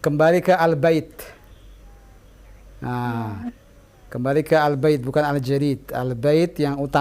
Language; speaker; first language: Indonesian; native; Indonesian